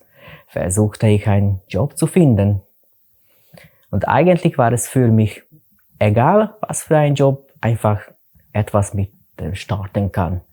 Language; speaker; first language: German; non-native, learner; Hungarian